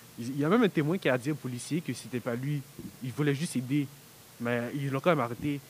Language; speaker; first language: French; early bilingual, other home language; Haitian Creole